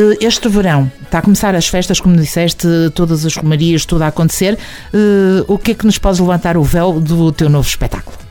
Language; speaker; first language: Portuguese; native; Portuguese